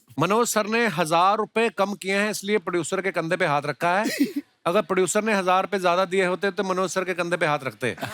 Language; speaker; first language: Hindi; non-native, local second language; Punjabi